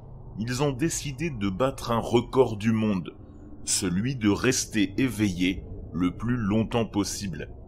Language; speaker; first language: French; native; French